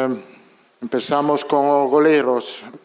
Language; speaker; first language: Spanish; non-native, fluent; Italian